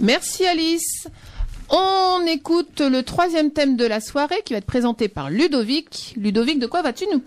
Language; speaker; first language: French; native; French